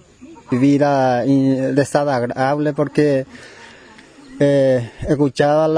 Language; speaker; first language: Spanish; non-native, local second language; Guarani